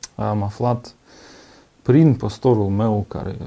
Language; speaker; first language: Romanian; non-native, fluent; Russian